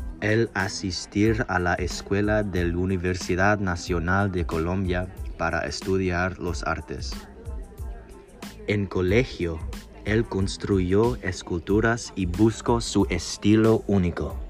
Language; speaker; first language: Spanish; non-native, learner; English